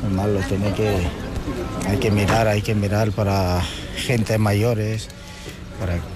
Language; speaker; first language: Spanish; non-native, learner; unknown